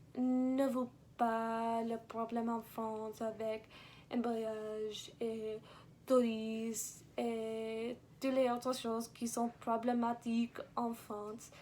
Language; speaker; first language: French; non-native, learner; English